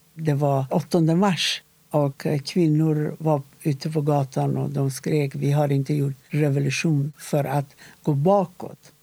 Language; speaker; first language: Swedish; non-native, fluent; Persian